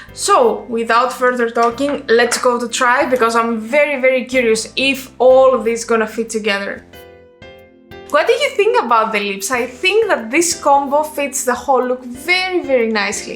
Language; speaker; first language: English; non-native, fluent; Greek